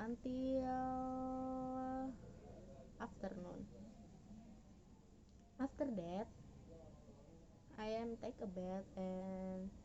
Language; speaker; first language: English; non-native, learner; Indonesian